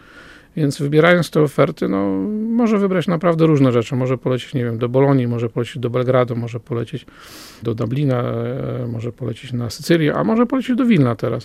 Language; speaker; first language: Polish; native; Polish